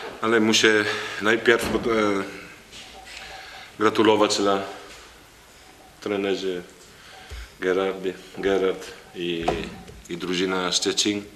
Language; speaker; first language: Polish; non-native, learner; Italian